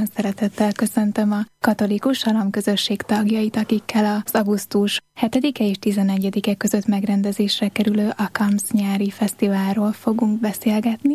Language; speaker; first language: Hungarian; native; Hungarian